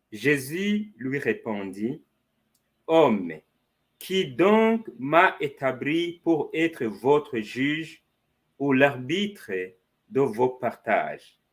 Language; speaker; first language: French; non-native, fluent; Spanish